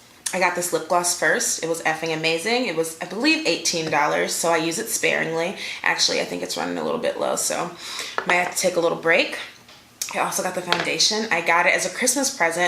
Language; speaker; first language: English; native; English